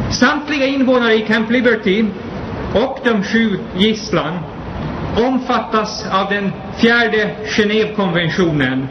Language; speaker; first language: Swedish; non-native, fluent; Persian